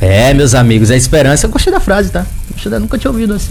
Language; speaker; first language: Portuguese; native; Portuguese